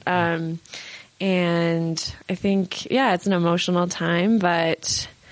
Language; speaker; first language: English; native; English